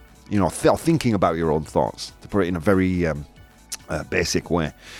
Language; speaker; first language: English; native; English